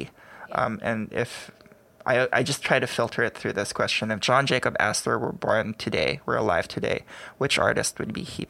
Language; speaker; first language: English; non-native, local second language; Filipino